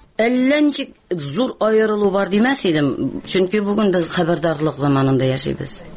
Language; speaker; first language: Tatar; native; Tatar